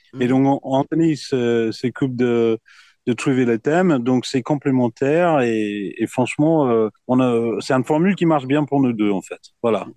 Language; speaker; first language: French; non-native, fluent; English